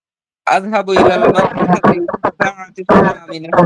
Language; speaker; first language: Arabic; non-native, learner; Bangla